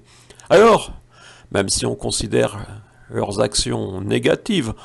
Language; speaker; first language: French; native; French